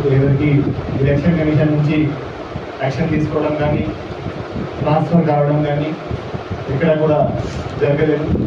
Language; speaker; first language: Telugu; native; Telugu